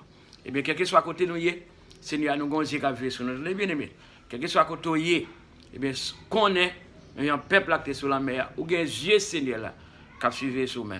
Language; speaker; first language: French; non-native, local second language; Haitian Creole